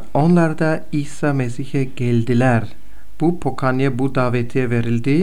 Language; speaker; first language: Turkish; non-native, fluent; Bulgarian